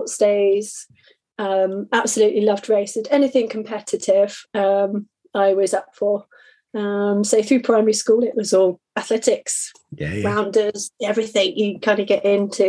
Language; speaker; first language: English; native; English